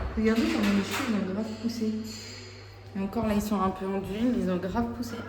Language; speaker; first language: French; native; French